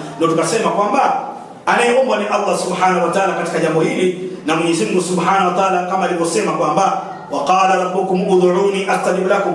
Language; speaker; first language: Swahili; native; Swahili